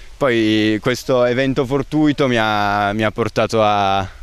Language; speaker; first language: Italian; native; Italian